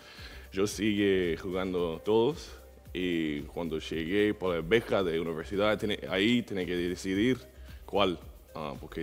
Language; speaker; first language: Spanish; non-native, learner; English